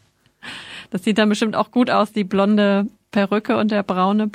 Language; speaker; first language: German; native; German